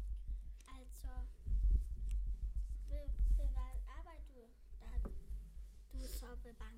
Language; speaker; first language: Danish; non-native, local second language; German